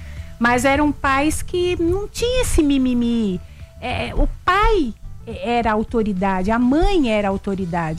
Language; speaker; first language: Portuguese; native; Portuguese